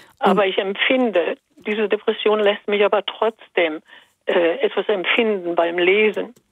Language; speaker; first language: German; early bilingual, other home language; Italian